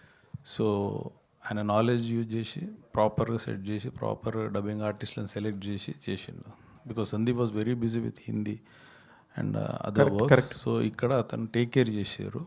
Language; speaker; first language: Telugu; native; Telugu